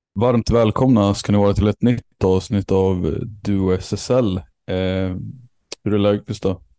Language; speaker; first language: Swedish; native; Swedish